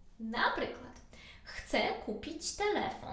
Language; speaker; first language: Polish; non-native, learner; Ukrainian